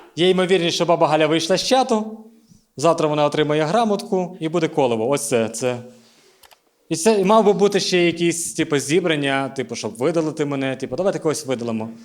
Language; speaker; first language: Ukrainian; native; Ukrainian